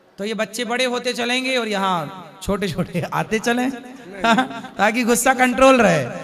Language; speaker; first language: Hindi; native; Hindi